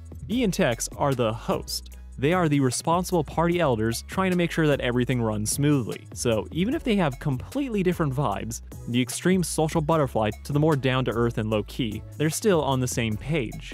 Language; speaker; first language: English; native; English